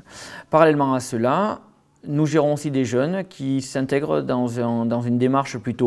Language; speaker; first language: French; native; French